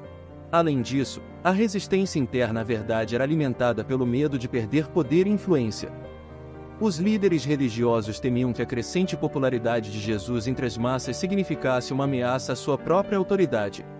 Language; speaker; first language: Portuguese; native; Portuguese